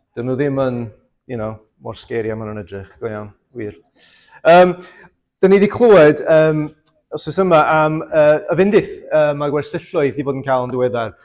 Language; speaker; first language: Welsh; native; Welsh